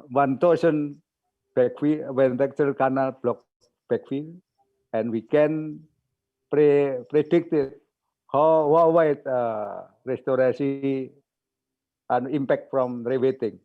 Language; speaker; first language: English; non-native, learner; Indonesian